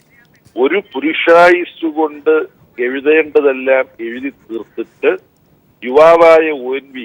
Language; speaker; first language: Malayalam; native; Malayalam